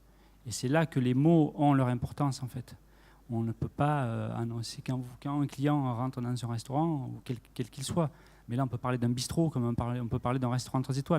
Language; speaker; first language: French; native; French